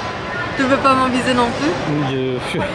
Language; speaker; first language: French; non-native, fluent; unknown